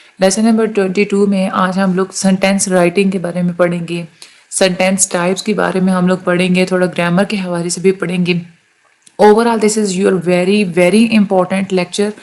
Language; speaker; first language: Urdu; native; Urdu